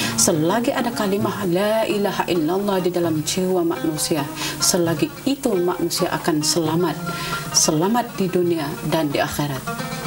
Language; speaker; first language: Malay; non-native, local second language; Central Dusun